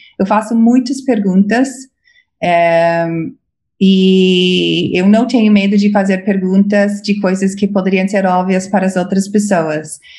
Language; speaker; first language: Portuguese; non-native, fluent; English